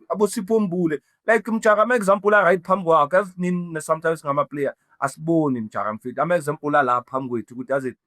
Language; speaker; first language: Zulu; non-native, local second language; Southern Sotho